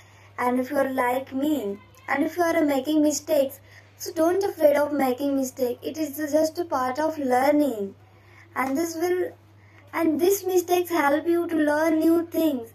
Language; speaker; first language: English; non-native, learner; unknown